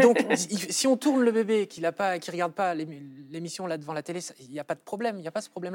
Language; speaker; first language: French; native; French